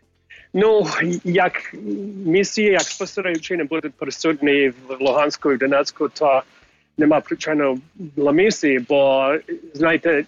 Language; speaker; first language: Ukrainian; early bilingual, heritage; English